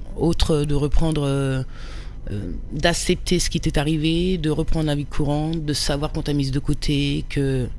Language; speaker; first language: French; native; French